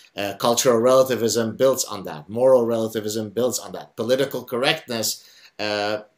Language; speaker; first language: English; non-native, fluent; Arabic